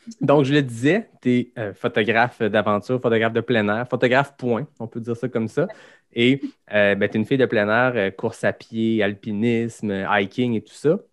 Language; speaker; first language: French; native; French